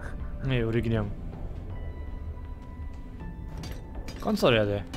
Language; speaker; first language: Korean; non-native, learner; German